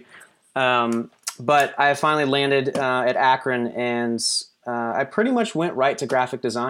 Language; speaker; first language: English; native; English